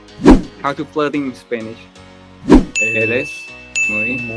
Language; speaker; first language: Spanish; non-native, learner; Thai